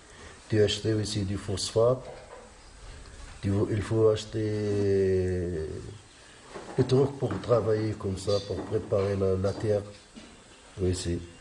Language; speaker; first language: French; non-native, local second language; Arabic